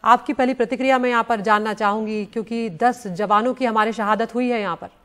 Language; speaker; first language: Hindi; native; Hindi